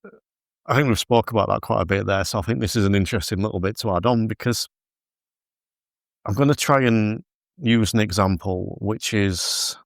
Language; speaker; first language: English; native; English